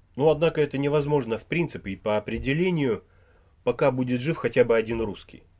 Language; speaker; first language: Russian; native; Russian